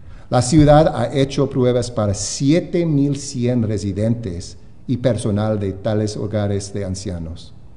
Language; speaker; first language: Spanish; non-native, fluent; English